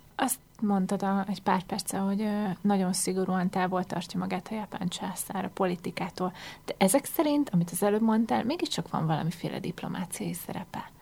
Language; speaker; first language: Hungarian; native; Hungarian